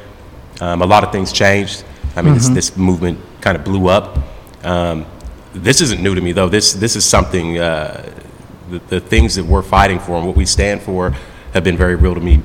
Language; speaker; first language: English; native; English